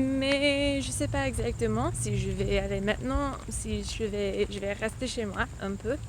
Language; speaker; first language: French; non-native, learner; English